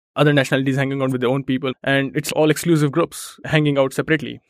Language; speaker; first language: English; non-native, local second language; Hindi